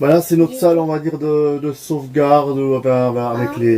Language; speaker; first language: French; native; French